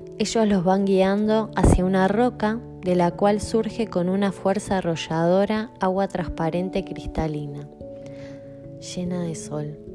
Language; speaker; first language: Spanish; native; Spanish